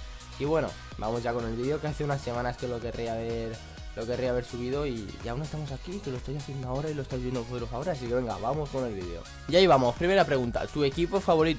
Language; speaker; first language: Spanish; native; Spanish